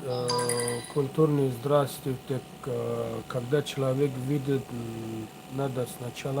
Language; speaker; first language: Russian; non-native, learner; Tajik